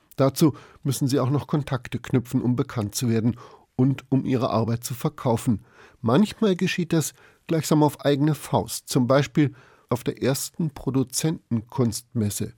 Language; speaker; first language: German; native; German